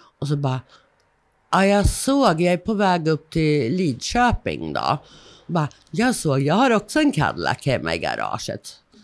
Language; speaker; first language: Swedish; native; Swedish